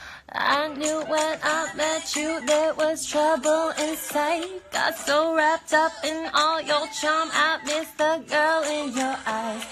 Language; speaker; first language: English; early bilingual, other home language; Korean